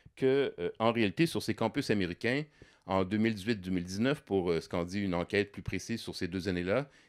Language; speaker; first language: French; native; French